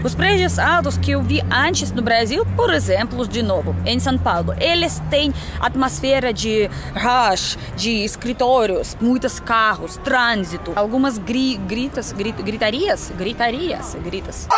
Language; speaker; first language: Portuguese; non-native, learner; Russian